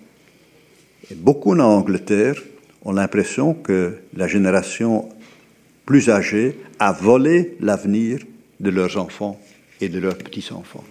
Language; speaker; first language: French; native; French